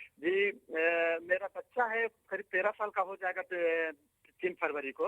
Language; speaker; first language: Hindi; native; Hindi